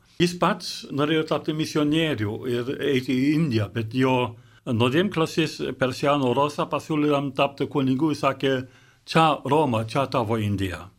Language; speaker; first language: Lithuanian; non-native, fluent; German